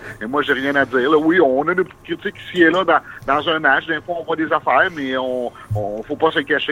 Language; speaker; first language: French; native; French